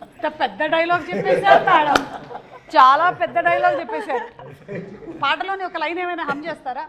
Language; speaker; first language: Telugu; native; Telugu